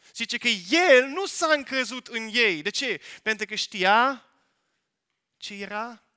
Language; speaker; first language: Romanian; non-native, fluent; Dutch